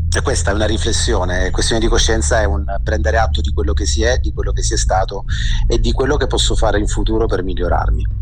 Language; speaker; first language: Italian; native; Italian